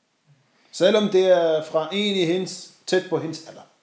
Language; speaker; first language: Danish; non-native, fluent; Arabic